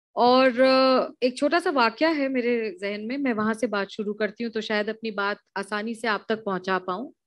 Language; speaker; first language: Hindi; native; Hindi